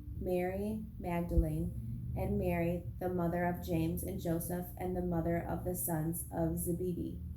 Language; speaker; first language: English; native; English